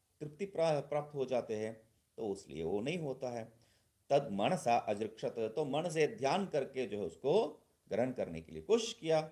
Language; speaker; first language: Hindi; non-native, local second language; Tamil